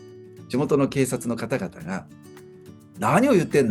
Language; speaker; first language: Japanese; native; Japanese